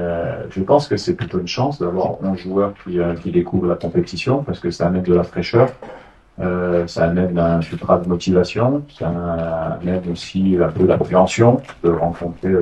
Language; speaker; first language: French; non-native, fluent; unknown